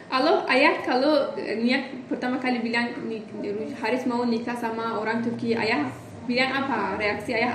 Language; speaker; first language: Indonesian; non-native, learner; Turkish